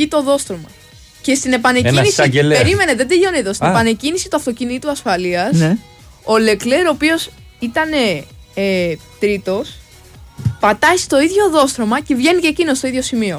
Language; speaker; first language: Greek; native; Greek